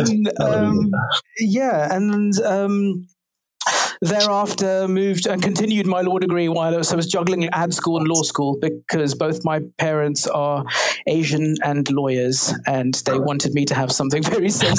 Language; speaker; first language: English; native; English